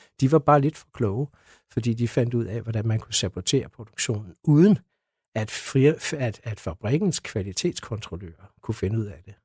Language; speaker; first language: Danish; native; Danish